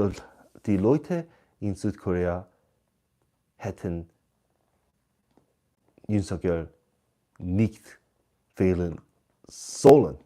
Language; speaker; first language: German; non-native, learner; Korean